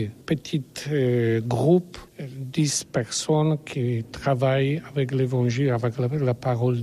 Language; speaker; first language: French; non-native, learner; Polish